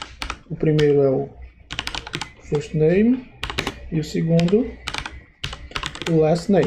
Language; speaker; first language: Portuguese; native; Portuguese